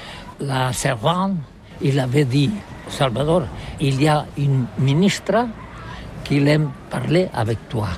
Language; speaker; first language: French; non-native, learner; Catalan